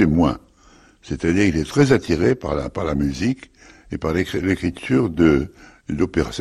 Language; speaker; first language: French; native; French